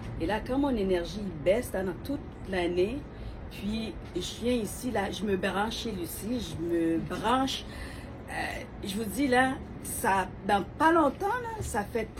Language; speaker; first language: French; non-native, local second language; Haitian Creole